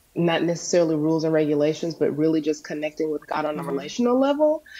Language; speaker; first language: English; native; English